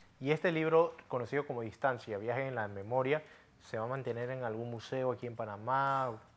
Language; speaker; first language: Spanish; native; Spanish